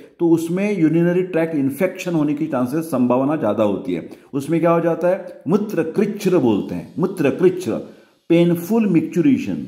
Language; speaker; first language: Hindi; non-native, local second language; Marathi